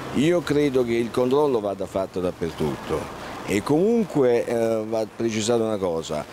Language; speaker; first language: Italian; native; Italian